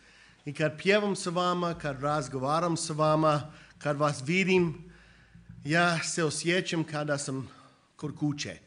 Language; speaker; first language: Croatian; non-native, fluent; English